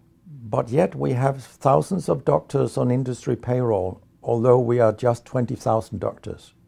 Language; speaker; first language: English; non-native, fluent; Danish